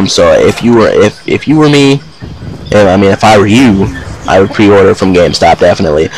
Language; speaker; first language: English; native; English